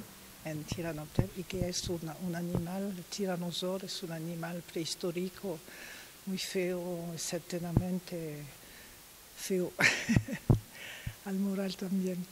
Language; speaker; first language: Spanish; non-native, learner; French